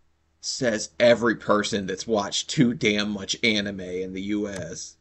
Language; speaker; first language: English; native; English